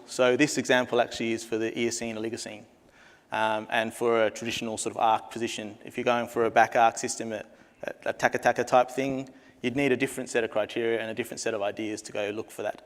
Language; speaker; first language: English; native; English